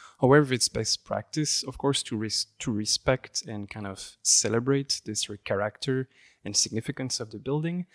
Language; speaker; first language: English; non-native, fluent; French